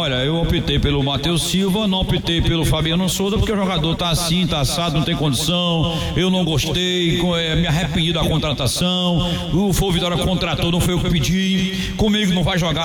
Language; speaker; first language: Portuguese; native; Portuguese